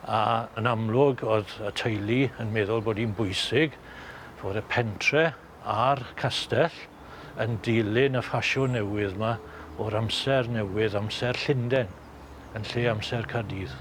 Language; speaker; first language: Welsh; native; Welsh